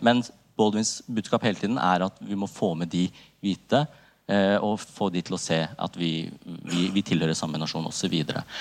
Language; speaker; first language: Norwegian; early bilingual, other home language; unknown